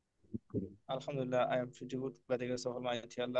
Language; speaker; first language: English; non-native, learner; Bangla